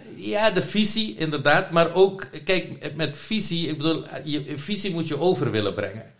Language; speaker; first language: Dutch; non-native, local second language; Caribbean Hindustani